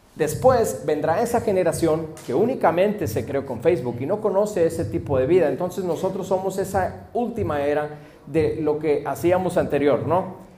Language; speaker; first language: Spanish; early bilingual, heritage; Spanish